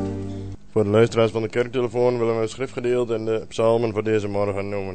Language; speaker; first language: Dutch; native; Dutch